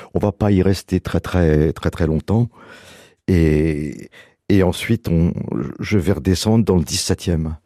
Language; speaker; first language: French; native; French